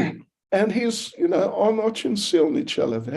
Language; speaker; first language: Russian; non-native, learner; English